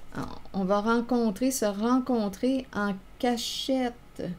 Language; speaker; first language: French; native; French